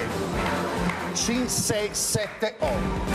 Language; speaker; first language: Italian; native; Italian